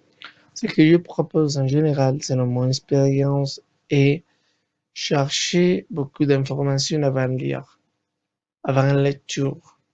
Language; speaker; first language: French; non-native, learner; Spanish